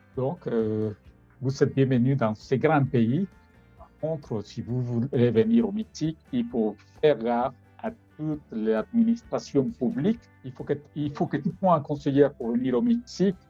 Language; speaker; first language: French; non-native, fluent; Spanish